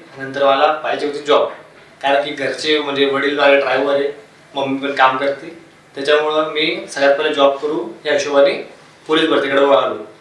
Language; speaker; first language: Marathi; non-native, local second language; Hindi